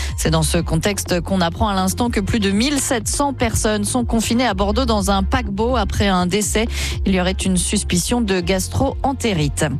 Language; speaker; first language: French; native; French